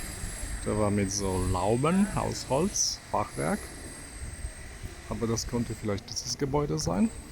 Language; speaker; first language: German; non-native, fluent; Polish